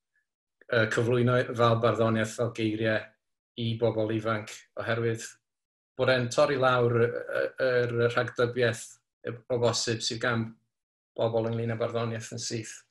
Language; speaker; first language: Welsh; native; Welsh